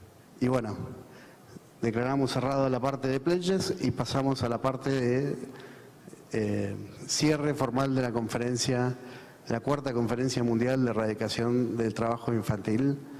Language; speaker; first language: Spanish; native; Spanish